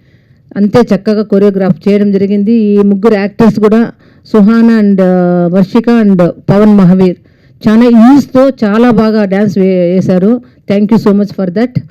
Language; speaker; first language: Telugu; native; Telugu